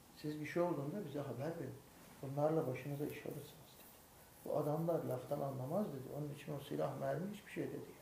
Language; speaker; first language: Turkish; native; Turkish